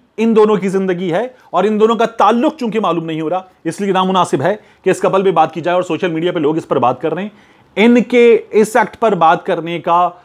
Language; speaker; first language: Urdu; native; Urdu